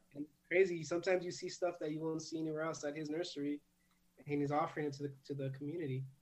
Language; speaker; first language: English; native; English